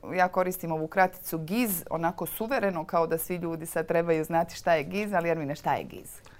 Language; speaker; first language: Croatian; native; Croatian